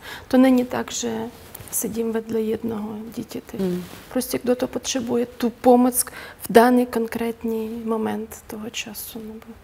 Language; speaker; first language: Czech; non-native, learner; Ukrainian